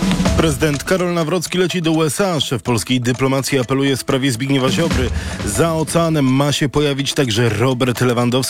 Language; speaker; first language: Polish; native; Polish